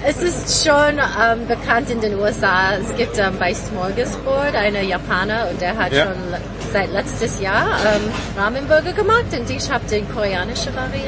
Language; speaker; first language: German; non-native, learner; Korean